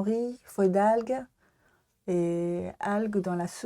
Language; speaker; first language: French; non-native, learner; Japanese